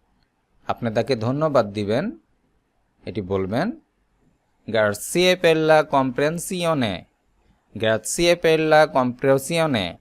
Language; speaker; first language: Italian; non-native, learner; Bangla